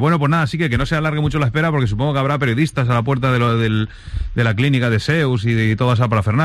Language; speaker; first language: Spanish; native; Spanish